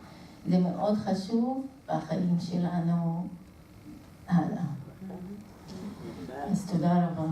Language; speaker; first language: Hebrew; non-native, local second language; Arabic